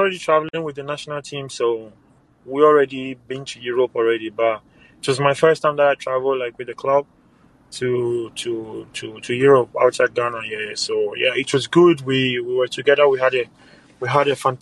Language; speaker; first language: English; non-native, local second language; Ga